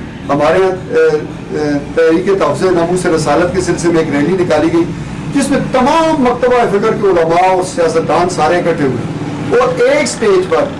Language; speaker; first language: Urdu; non-native, local second language; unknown